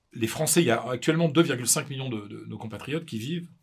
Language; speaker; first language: French; native; French